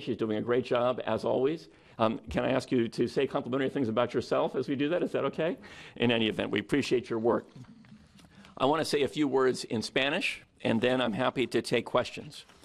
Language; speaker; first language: English; native; English